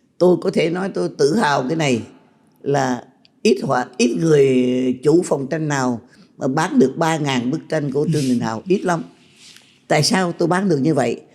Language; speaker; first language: Vietnamese; native; Vietnamese